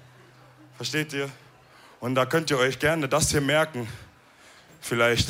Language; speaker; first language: German; early bilingual, other home language; Wolof